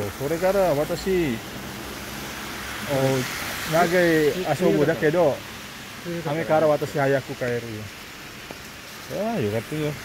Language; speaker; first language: Japanese; non-native, learner; Indonesian